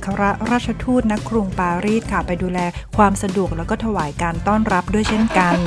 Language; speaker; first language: Thai; native; Thai